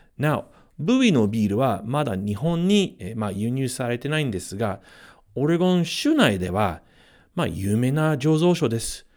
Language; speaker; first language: Japanese; non-native, fluent; English